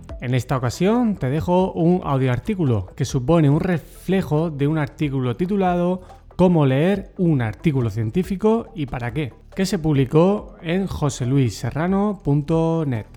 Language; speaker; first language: Spanish; native; Spanish